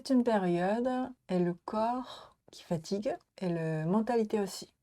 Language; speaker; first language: French; non-native, learner; Japanese